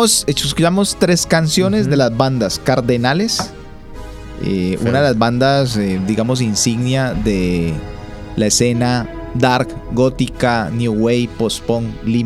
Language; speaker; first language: Spanish; native; Spanish